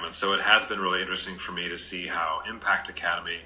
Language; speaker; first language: English; native; English